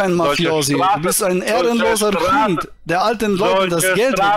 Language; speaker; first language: German; native; German